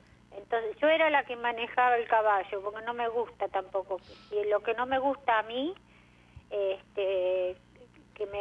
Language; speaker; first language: Spanish; native; Spanish